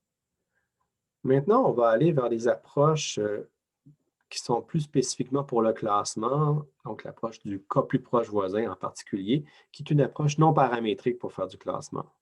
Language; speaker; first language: French; native; French